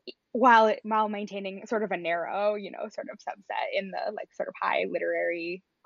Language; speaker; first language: English; native; English